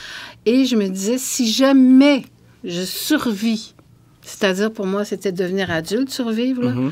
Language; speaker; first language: French; native; French